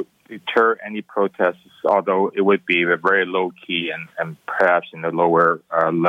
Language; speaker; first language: English; non-native, local second language; Cantonese